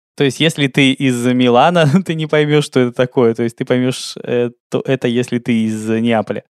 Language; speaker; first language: Russian; native; Russian